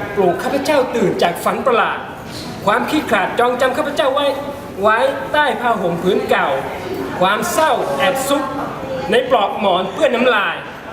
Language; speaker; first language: Thai; non-native, local second language; Malay